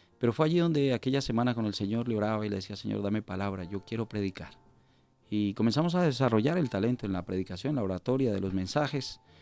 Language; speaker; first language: Spanish; native; Spanish